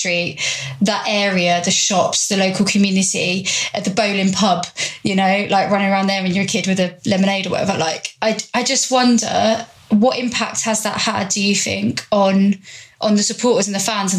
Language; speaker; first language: English; native; English